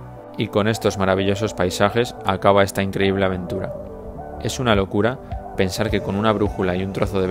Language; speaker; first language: Spanish; native; Spanish